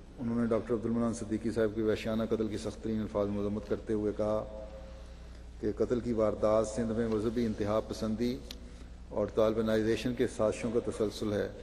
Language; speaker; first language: Urdu; native; Urdu